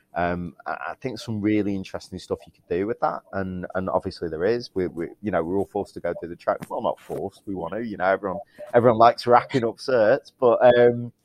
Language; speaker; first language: English; native; English